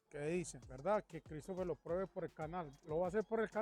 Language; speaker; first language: Spanish; native; Spanish